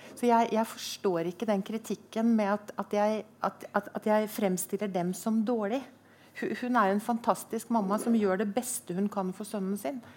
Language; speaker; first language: Norwegian; native; Norwegian